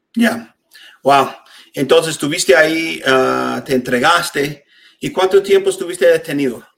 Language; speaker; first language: Spanish; non-native, fluent; English